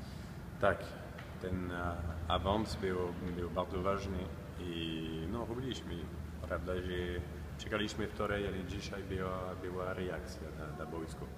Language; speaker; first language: Polish; non-native, learner; French